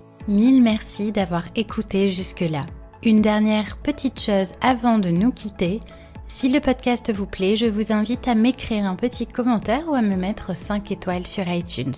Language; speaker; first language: French; native; French